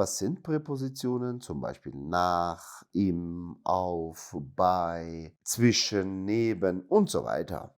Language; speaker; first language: German; non-native, fluent; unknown